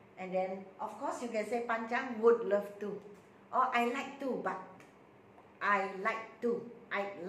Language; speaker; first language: English; non-native, local second language; Malay